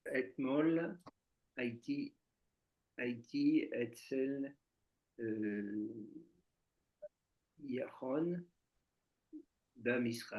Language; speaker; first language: Hebrew; non-native, learner; French